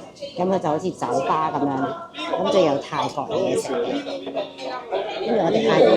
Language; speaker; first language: Cantonese; native; Cantonese